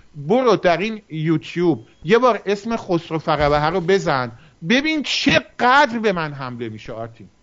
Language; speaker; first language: Persian; early bilingual, heritage; Persian